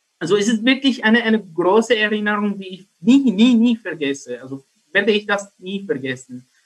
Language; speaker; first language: German; non-native, learner; Arabic